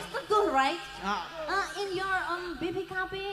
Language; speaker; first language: English; non-native, learner; Javanese